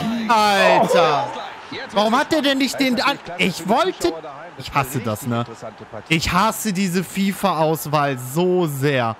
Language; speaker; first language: German; native; German